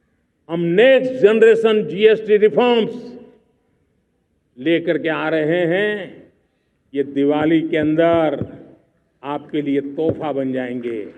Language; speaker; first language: Hindi; non-native, local second language; Gujarati